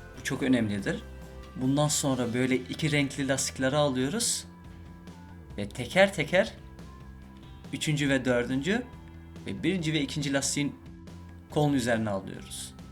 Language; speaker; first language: Turkish; early bilingual, heritage; Turkish